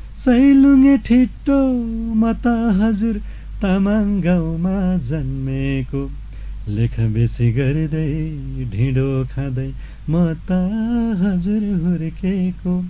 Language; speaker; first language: Nepali; non-native, local second language; Eastern Tamang